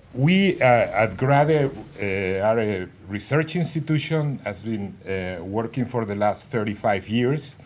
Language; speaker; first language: English; non-native, fluent; Spanish